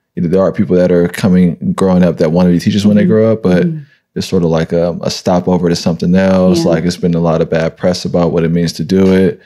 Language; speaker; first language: English; native; English